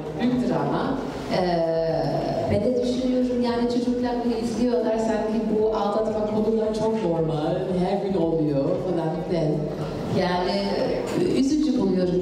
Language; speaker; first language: Turkish; non-native, fluent; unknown